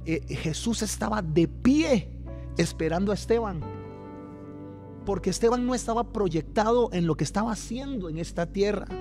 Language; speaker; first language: Spanish; native; Spanish